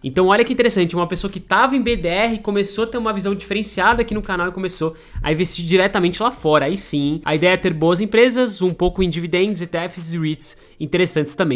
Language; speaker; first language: Portuguese; native; Portuguese